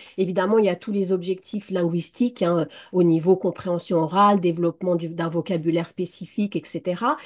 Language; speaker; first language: French; native; French